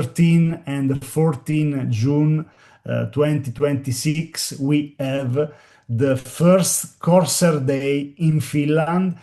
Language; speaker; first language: English; non-native, learner; Italian